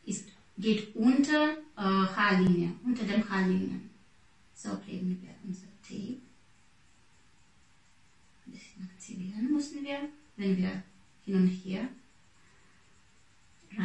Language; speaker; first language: German; non-native, fluent; Russian